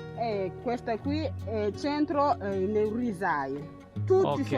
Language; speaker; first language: Italian; non-native, learner; Malagasy